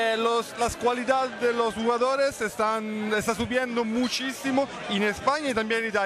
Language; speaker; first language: Spanish; non-native, fluent; Italian